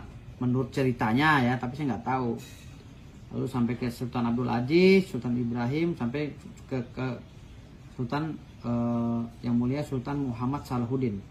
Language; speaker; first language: Indonesian; native; Indonesian